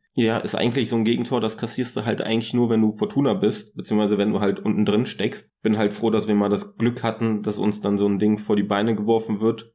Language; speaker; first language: German; native; German